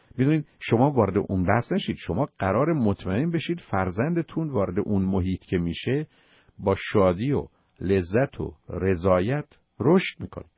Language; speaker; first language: Persian; native; Persian